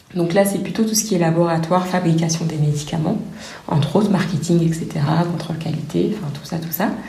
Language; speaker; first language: French; native; French